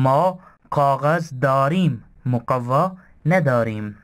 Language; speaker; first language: Persian; non-native, fluent; Urdu